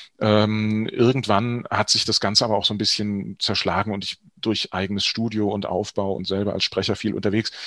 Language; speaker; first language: German; native; German